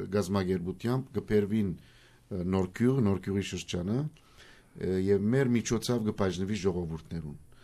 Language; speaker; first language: Armenian; early bilingual, heritage; Armenian